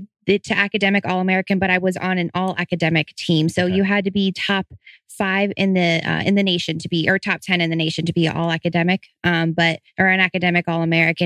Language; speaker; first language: English; native; English